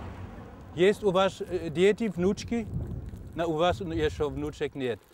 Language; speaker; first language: Russian; non-native, learner; German